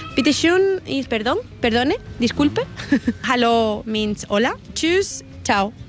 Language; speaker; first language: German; non-native, learner; Spanish